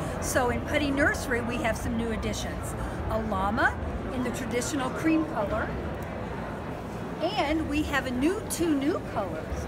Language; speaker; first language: English; native; English